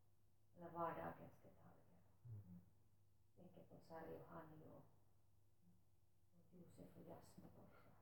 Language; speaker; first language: Swedish; non-native, local second language; Finnish